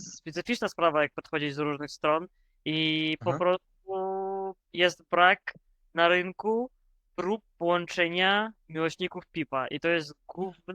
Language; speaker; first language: Polish; non-native, fluent; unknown